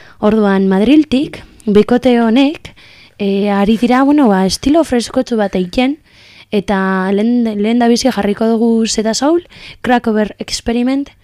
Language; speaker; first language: Basque; non-native, local second language; Spanish